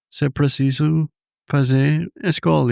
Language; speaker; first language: Portuguese; non-native, fluent; English